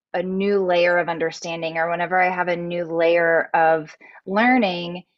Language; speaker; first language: English; native; English